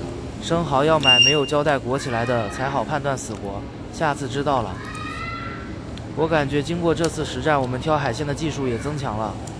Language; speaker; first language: Chinese; native; Chinese